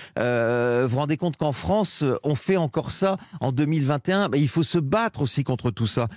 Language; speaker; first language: French; native; French